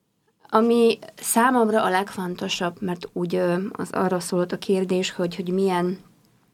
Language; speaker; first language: Hungarian; non-native, fluent; Polish